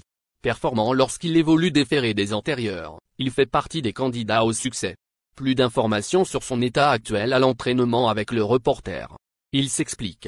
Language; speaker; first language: French; native; French